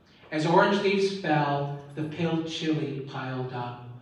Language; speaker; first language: English; early bilingual, other home language; Spanish